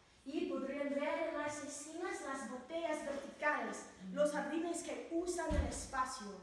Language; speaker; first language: Spanish; non-native, learner; English